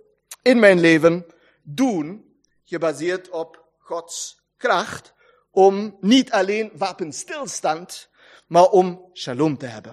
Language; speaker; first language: Dutch; non-native, fluent; German